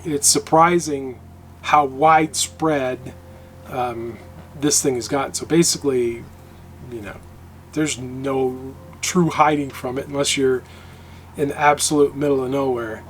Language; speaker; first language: English; native; English